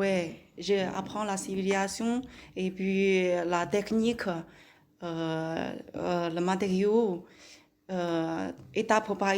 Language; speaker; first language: French; non-native, learner; Chinese